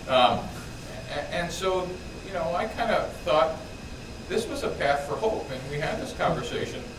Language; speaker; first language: English; native; English